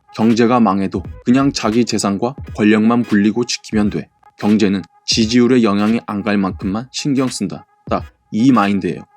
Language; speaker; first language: Korean; native; Korean